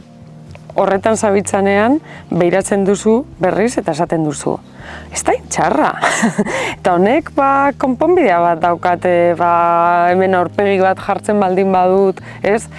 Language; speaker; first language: Basque; non-native, local second language; Spanish